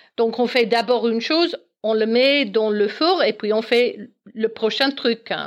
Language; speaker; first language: French; non-native, fluent; English